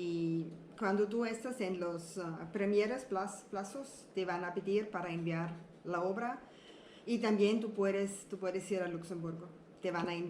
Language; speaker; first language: Spanish; non-native, learner; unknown